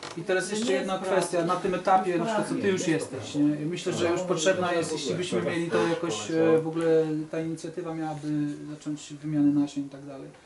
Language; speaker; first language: Polish; native; Polish